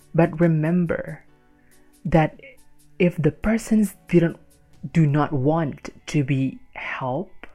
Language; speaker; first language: English; non-native, fluent; Indonesian